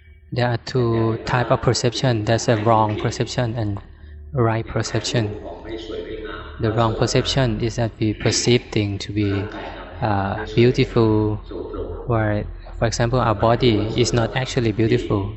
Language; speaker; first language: English; non-native, fluent; Thai